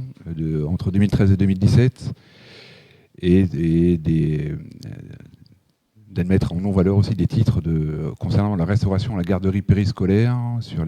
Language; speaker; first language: French; native; French